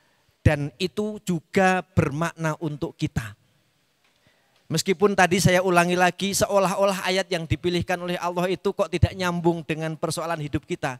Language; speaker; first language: Indonesian; native; Indonesian